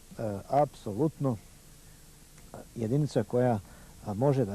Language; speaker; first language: Bosnian; native; Bosnian